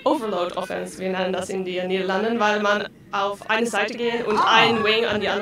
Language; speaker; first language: German; non-native, learner; Dutch